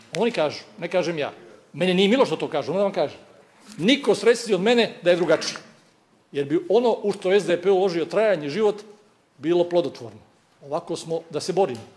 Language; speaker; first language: Serbian; native; Serbian